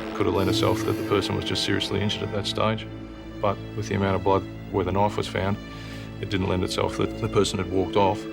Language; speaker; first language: English; native; English